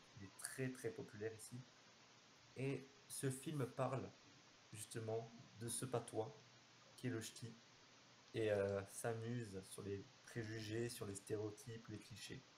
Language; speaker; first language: French; native; French